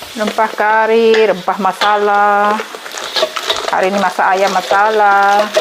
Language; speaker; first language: Malay; native; Malay